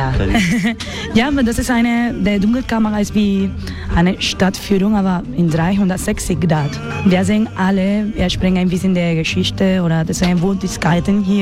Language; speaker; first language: German; non-native, learner; Spanish